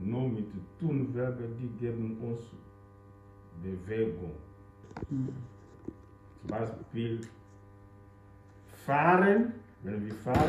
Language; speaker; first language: German; non-native, fluent; French